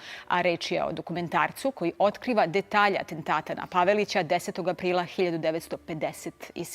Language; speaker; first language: Serbian; native; Serbian